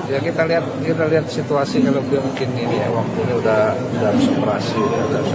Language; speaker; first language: Indonesian; native; Indonesian